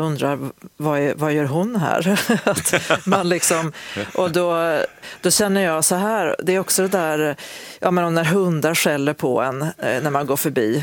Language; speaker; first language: Swedish; native; Swedish